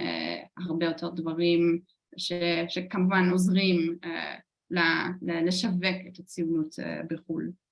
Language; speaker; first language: Hebrew; non-native, fluent; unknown